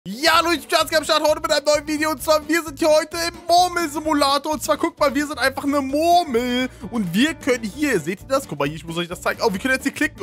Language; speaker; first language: German; native; German